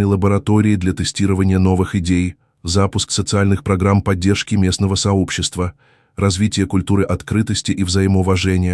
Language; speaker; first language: Russian; native; Russian